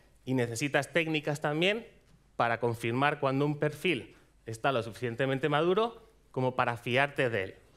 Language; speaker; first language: Spanish; native; Spanish